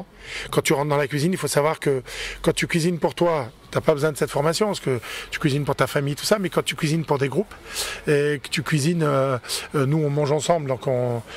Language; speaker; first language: French; native; French